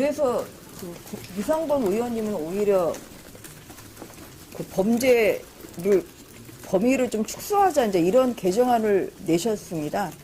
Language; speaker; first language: Korean; native; Korean